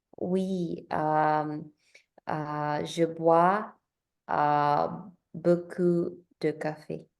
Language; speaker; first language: French; non-native, learner; Spanish